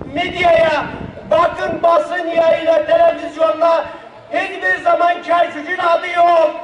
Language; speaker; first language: Turkish; early bilingual, heritage; Arabic